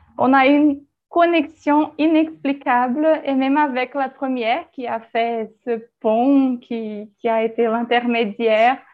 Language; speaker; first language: French; non-native, fluent; Portuguese